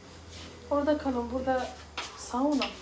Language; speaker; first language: Turkish; non-native, learner; Arabic